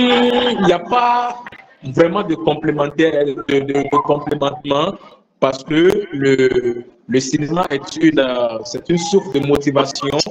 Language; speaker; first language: French; non-native, fluent; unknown